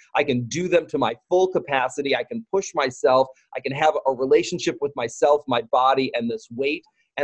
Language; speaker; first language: English; native; English